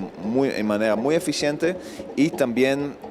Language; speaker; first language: Spanish; non-native, fluent; Hebrew